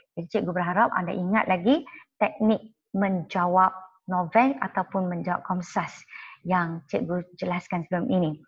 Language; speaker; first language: Malay; non-native, local second language; Chinese